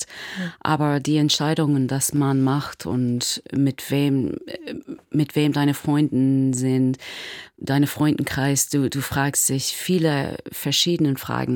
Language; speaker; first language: German; non-native, learner; English